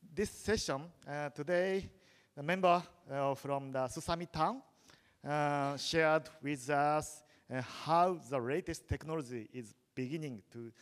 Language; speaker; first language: English; non-native, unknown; Japanese